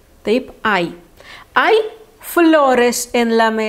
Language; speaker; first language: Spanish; non-native, fluent; Lithuanian